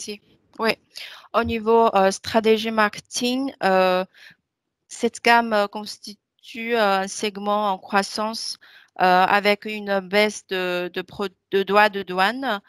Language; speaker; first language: French; non-native, fluent; Chinese